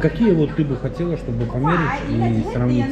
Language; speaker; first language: Russian; native; Russian